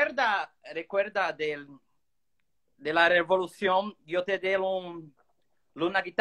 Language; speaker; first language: Spanish; non-native, learner; Portuguese